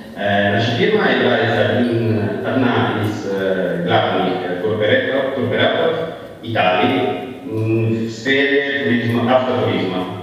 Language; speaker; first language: Russian; non-native, learner; Italian